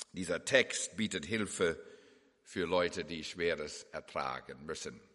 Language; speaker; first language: German; early bilingual, heritage; English